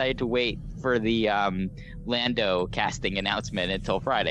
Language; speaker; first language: English; native; English